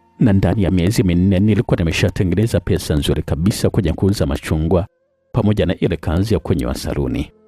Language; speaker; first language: Swahili; native; Swahili